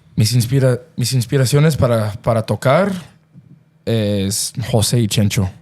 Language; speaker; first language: Spanish; early bilingual, other home language; English